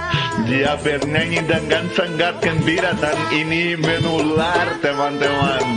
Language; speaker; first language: Indonesian; non-native, fluent; Portuguese